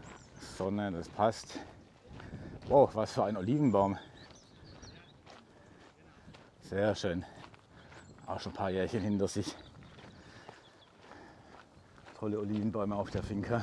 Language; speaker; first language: German; native; German